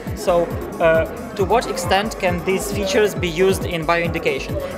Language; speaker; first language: English; non-native, fluent; Ukrainian